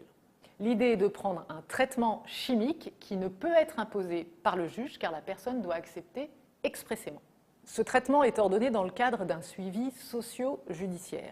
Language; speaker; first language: French; native; French